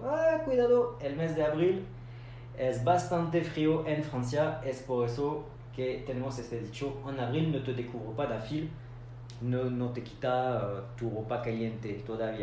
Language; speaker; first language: Spanish; non-native, fluent; French